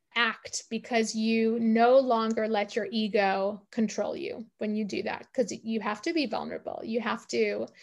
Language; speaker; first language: English; native; English